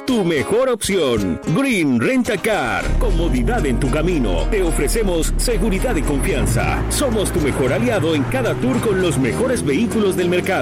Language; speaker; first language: Spanish; native; Spanish